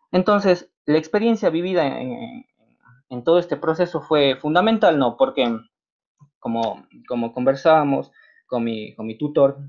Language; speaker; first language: Spanish; native; Spanish